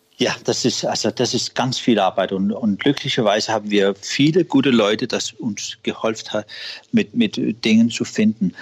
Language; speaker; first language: German; non-native, learner; Danish